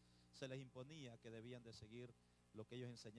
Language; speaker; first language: Spanish; native; Spanish